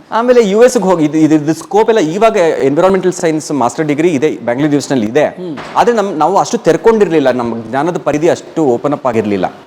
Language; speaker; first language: Kannada; non-native, local second language; Telugu